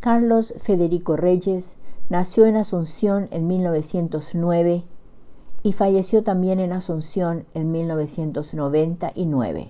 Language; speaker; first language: Spanish; native; Spanish